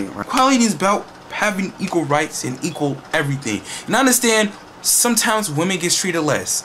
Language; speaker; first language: English; native; English